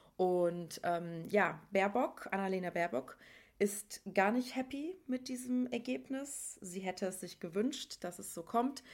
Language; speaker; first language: German; native; German